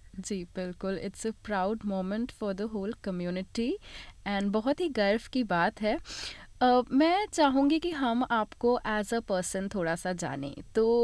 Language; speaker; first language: Hindi; native; Hindi